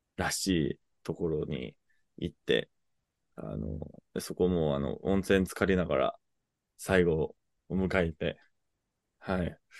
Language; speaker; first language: Japanese; native; Japanese